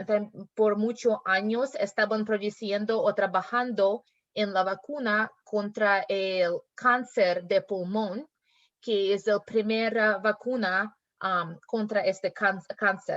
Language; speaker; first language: Spanish; non-native, learner; English